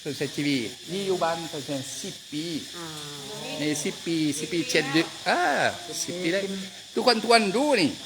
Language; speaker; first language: Thai; non-native, learner; French